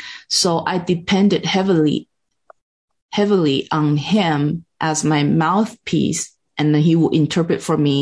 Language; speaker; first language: English; non-native, fluent; Chinese